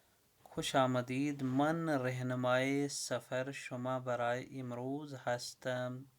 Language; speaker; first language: Persian; non-native, fluent; Urdu